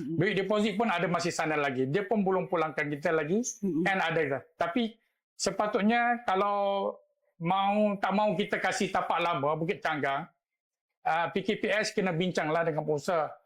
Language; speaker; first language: Malay; native; Malay